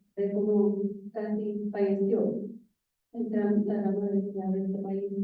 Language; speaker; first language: Spanish; early bilingual, other home language; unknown